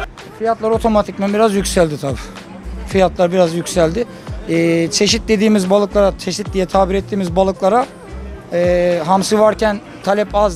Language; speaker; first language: Turkish; native; Turkish